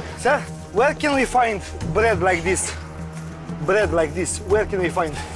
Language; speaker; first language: English; non-native, learner; Romanian